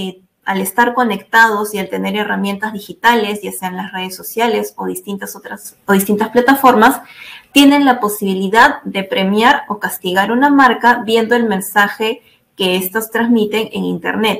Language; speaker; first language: Spanish; native; Spanish